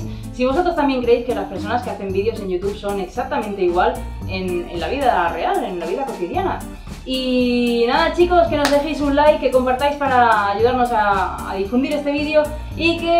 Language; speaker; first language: Spanish; native; Spanish